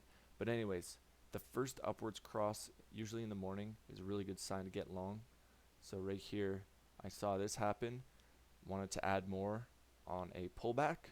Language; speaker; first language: English; native; English